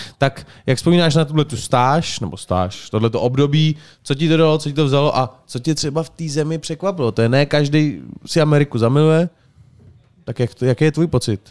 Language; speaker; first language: Czech; native; Czech